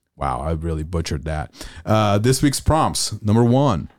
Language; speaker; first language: English; non-native, fluent; Italian